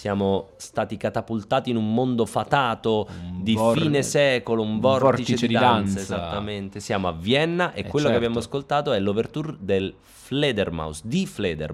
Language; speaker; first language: Italian; native; Italian